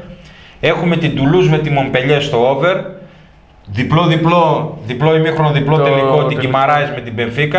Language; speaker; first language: Greek; native; Greek